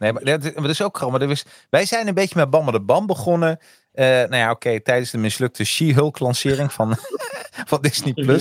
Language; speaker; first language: Dutch; native; Dutch